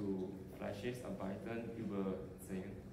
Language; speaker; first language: German; non-native, learner; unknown